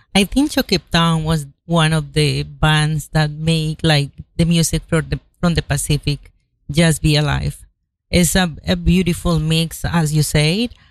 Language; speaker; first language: English; non-native, fluent; Spanish